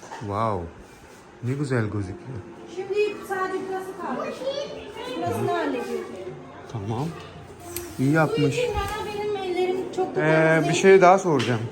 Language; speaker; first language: Turkish; non-native, learner; Urdu